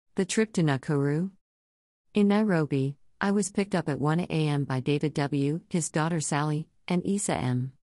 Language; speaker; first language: English; native; English